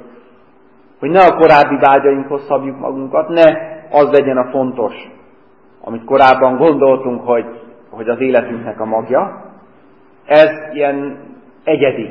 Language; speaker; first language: Hungarian; native; Hungarian